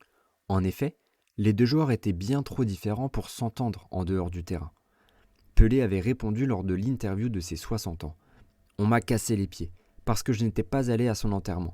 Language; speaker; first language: French; native; French